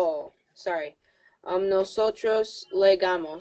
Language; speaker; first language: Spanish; non-native, learner; English